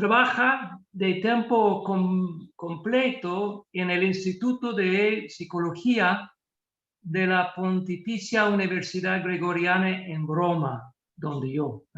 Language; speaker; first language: Spanish; non-native, fluent; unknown